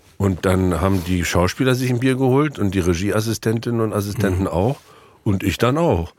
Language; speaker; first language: German; native; German